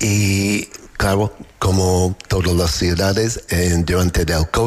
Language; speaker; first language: Spanish; non-native, learner; English